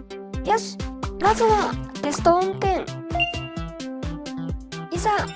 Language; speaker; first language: Japanese; native; Japanese